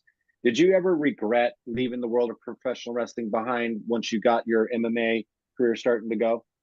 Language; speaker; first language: English; native; English